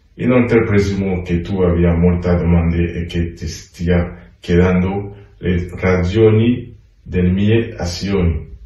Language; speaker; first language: Italian; non-native, learner; French